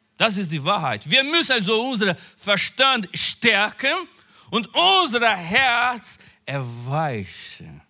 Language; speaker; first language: German; non-native, learner; Portuguese